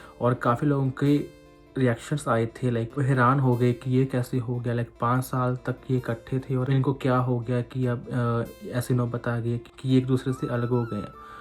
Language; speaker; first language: Hindi; non-native, local second language; Punjabi